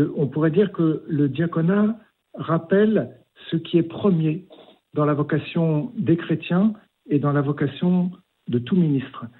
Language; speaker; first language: French; native; French